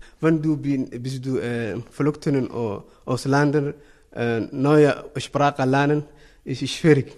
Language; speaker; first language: German; non-native, learner; Somali